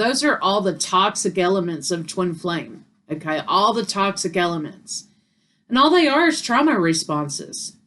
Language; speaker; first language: English; native; English